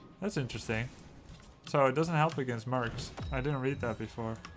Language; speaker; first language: English; non-native, fluent; Dutch